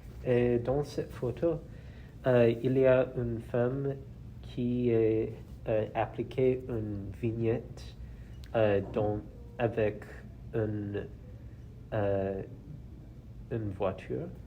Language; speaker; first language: French; non-native, learner; English